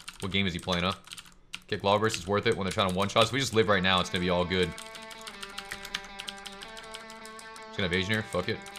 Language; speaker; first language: English; native; English